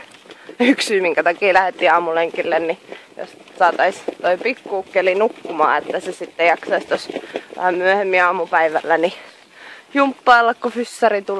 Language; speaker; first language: Finnish; native; Finnish